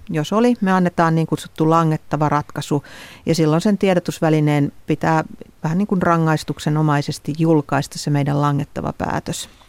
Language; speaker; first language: Finnish; native; Finnish